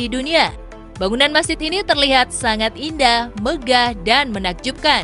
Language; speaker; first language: Indonesian; native; Indonesian